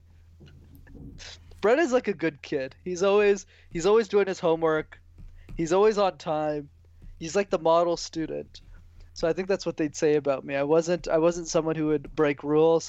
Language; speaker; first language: English; native; English